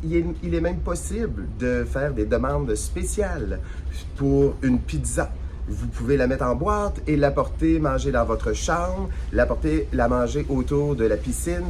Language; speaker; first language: French; native; French